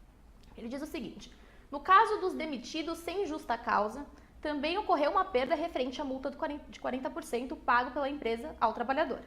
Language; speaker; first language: Portuguese; native; Portuguese